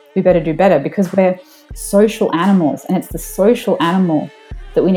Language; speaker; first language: English; native; English